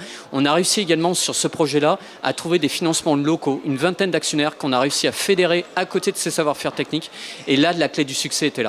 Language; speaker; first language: French; native; French